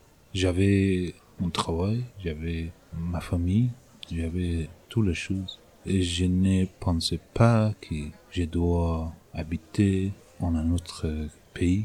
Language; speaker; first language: French; non-native, learner; Persian